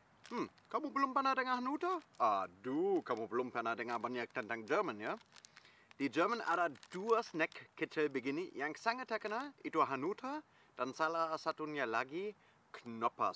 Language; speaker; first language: Indonesian; non-native, fluent; German